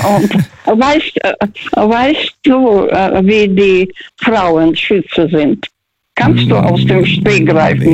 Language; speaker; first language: German; non-native, fluent; Russian